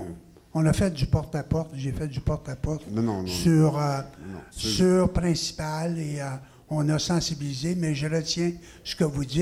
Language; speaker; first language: French; native; French